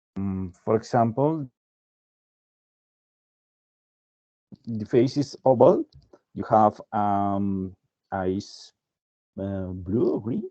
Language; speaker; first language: English; non-native, learner; Spanish